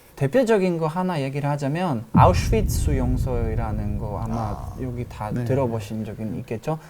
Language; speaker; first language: Korean; non-native, fluent; Polish